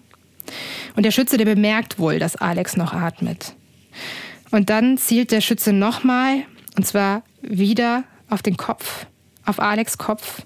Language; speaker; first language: German; native; German